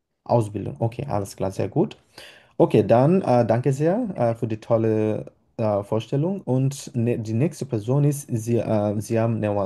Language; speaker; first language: German; non-native, fluent; Bangla